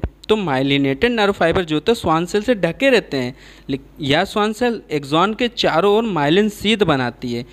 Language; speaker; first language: Hindi; native; Hindi